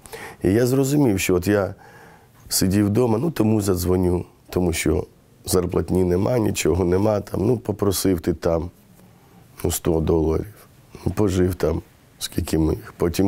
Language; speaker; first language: Ukrainian; non-native, local second language; Romany